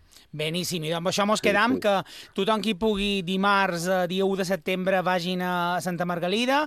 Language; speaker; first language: Catalan; native; Catalan